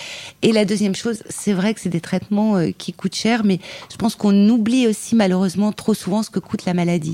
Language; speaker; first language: French; native; French